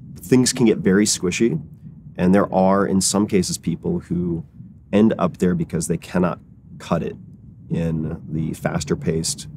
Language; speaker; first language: English; native; English